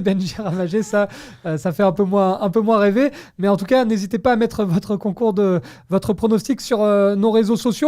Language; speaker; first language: French; native; French